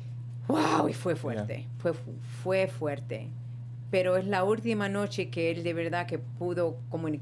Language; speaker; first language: Spanish; early bilingual, heritage; Spanish